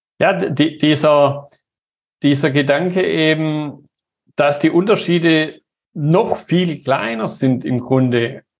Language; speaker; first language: German; native; German